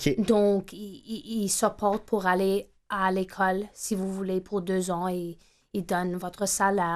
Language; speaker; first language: French; non-native, fluent; English